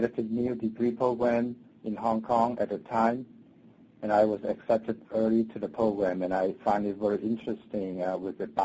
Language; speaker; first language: English; non-native, local second language; Cantonese